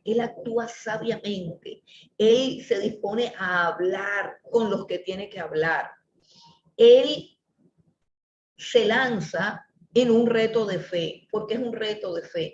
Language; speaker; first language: Spanish; native; Spanish